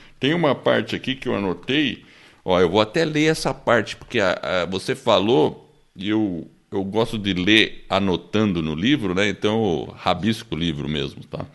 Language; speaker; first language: Portuguese; early bilingual, other home language; English